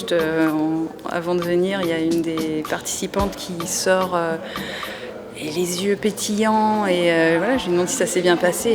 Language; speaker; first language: French; native; French